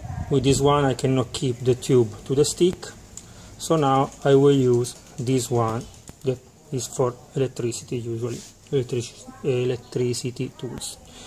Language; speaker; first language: English; non-native, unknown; Italian